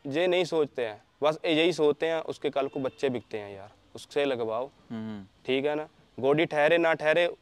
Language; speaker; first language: Hindi; native; Hindi